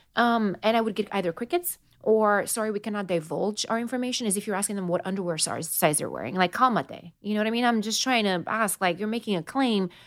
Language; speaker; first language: English; non-native, fluent; Romanian